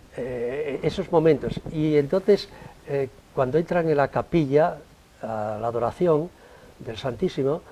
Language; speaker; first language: Spanish; native; Spanish